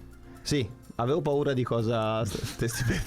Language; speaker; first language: Italian; native; Italian